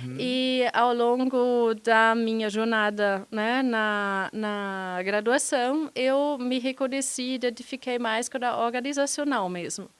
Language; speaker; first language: Portuguese; non-native, fluent; German